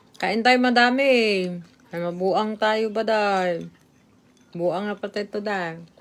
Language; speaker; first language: Filipino; non-native, local second language; Cebuano